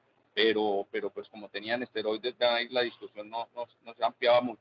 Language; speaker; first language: Spanish; native; Spanish